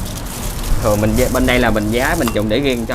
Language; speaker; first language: Vietnamese; native; Vietnamese